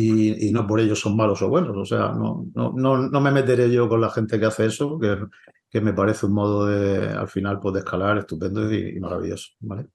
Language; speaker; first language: Spanish; native; Spanish